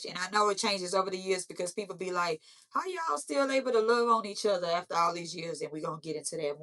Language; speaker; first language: English; native; English